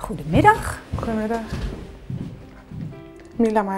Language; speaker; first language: Dutch; early bilingual, other home language; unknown